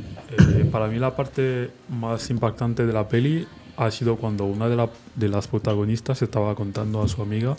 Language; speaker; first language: Spanish; non-native, fluent; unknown